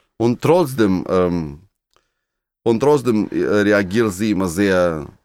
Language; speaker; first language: German; non-native, fluent; Russian